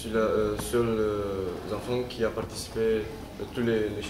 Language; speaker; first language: French; non-native, learner; Romanian